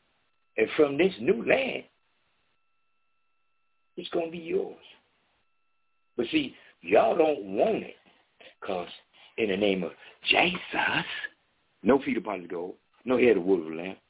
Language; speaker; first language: English; native; English